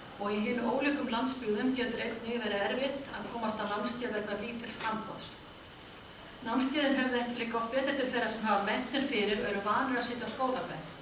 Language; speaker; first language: Icelandic; native; Icelandic